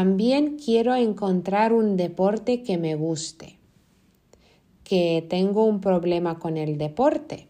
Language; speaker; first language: Spanish; non-native, fluent; Lithuanian